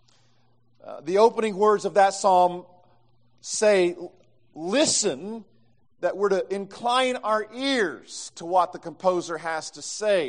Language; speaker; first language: English; native; English